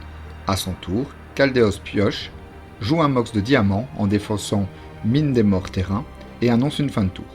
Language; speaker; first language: French; native; French